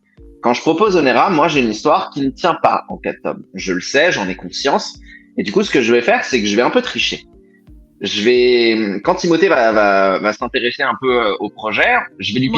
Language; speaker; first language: French; native; French